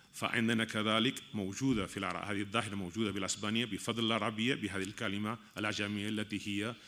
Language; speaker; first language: Arabic; non-native, fluent; Catalan